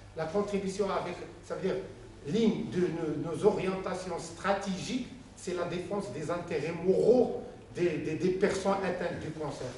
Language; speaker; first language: French; non-native, local second language; Arabic